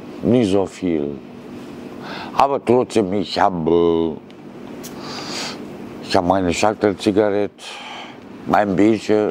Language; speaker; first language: German; non-native, learner; Romanian